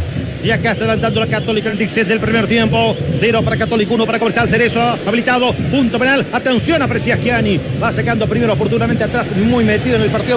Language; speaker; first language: Spanish; native; Spanish